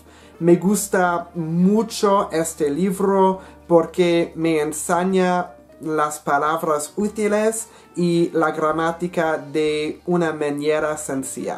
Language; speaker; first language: Spanish; non-native, learner; English